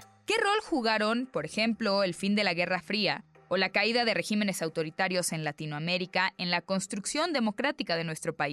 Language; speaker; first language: Spanish; native; Spanish